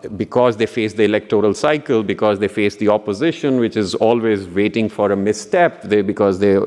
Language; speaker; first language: English; non-native, local second language; Punjabi